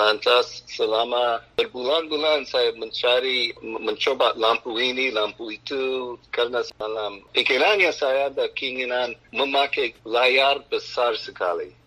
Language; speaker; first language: Indonesian; non-native, fluent; English